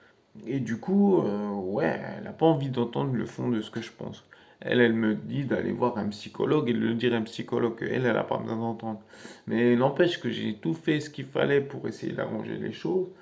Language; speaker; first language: French; native; French